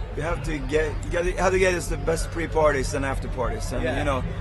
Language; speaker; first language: English; non-native, fluent; Swedish